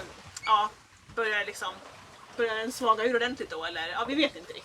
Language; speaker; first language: Swedish; native; Swedish